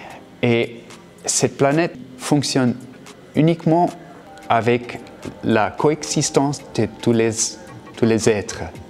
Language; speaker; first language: French; non-native, fluent; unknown